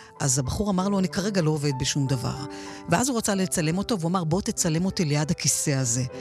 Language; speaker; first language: Hebrew; native; Hebrew